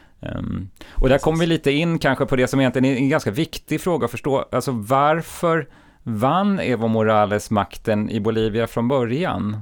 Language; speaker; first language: Swedish; native; Swedish